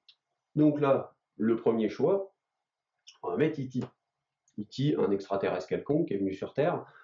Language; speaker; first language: French; native; French